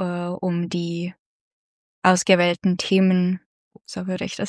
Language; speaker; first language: German; non-native, fluent; Russian